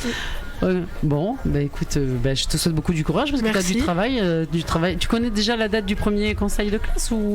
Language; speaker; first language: French; native; French